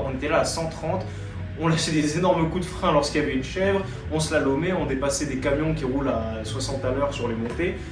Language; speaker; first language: French; native; French